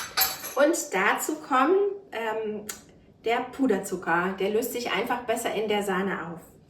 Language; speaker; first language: German; native; German